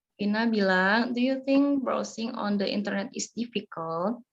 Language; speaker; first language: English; non-native, learner; Indonesian